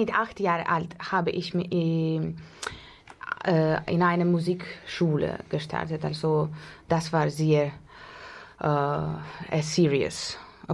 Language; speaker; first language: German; non-native, learner; Russian